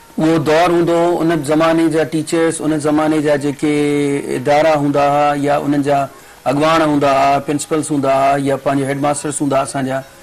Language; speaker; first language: Sindhi; native; Sindhi